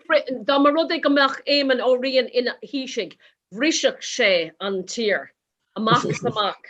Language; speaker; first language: Irish; non-native, learner; English